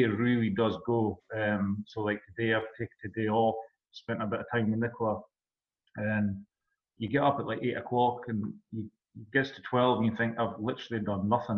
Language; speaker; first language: English; native; English